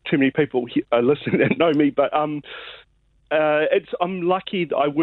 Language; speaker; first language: English; native; English